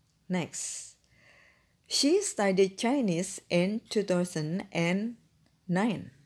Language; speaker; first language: English; non-native, fluent; Indonesian